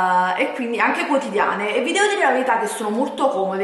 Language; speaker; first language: Italian; native; Italian